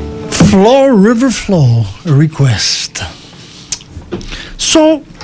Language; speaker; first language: English; early bilingual, other home language; French